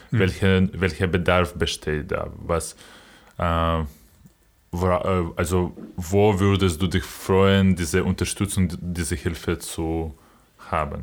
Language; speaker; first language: German; non-native, fluent; Ukrainian